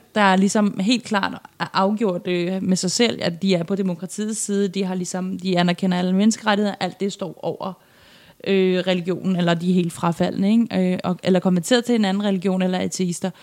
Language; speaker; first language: Danish; non-native, fluent; Persian